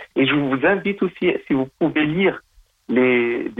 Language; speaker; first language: French; non-native, local second language; Arabic